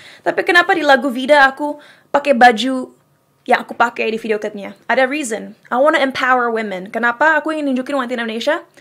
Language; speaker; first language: Indonesian; native; Indonesian